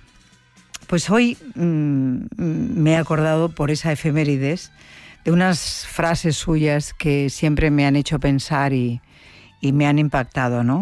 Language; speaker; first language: Spanish; native; Spanish